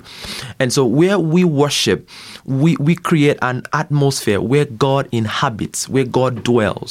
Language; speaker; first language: English; non-native, local second language; Ibibio